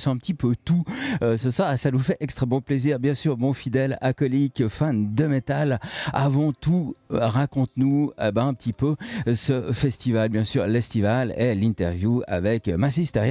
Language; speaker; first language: French; native; French